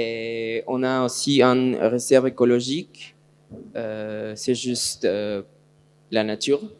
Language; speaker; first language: French; non-native, learner; Spanish